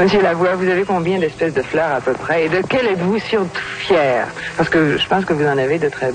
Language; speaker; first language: French; native; French